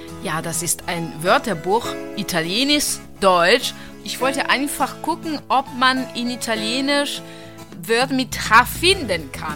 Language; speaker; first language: German; non-native, local second language; Italian